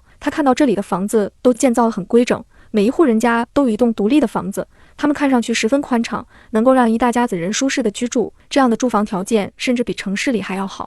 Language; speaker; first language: Chinese; native; Chinese